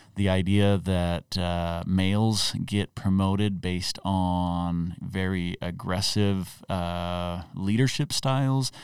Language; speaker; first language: English; native; English